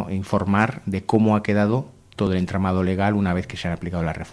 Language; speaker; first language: Spanish; native; Spanish